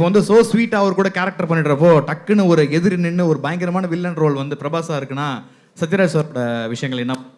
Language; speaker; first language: Tamil; native; Tamil